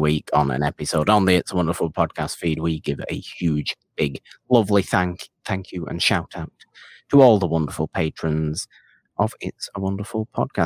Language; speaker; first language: English; native; English